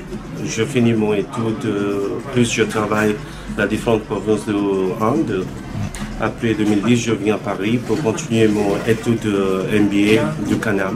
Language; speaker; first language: French; non-native, learner; Bangla